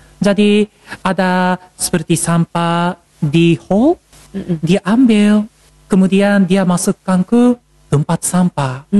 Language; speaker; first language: Indonesian; non-native, fluent; Japanese